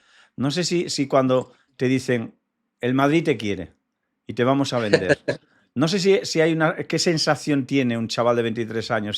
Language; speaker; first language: Spanish; native; Spanish